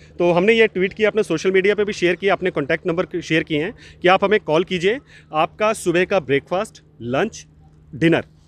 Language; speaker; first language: Hindi; non-native, local second language; Punjabi